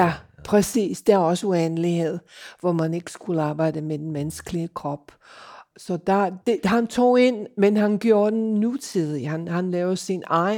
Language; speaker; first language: Danish; non-native, fluent; English